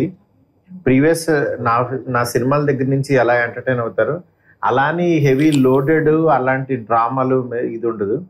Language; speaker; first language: Telugu; native; Telugu